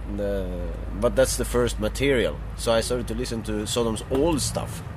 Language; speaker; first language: English; non-native, fluent; Swedish